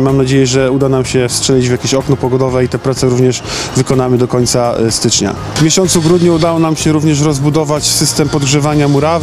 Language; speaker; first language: Polish; native; Polish